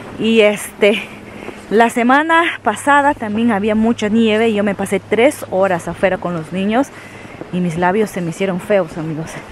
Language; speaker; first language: Spanish; native; Spanish